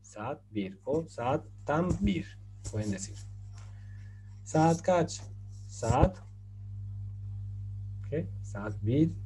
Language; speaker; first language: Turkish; non-native, fluent; Spanish